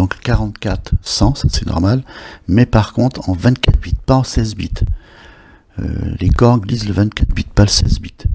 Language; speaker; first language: French; native; French